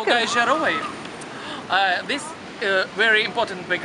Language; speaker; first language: English; non-native, learner; Russian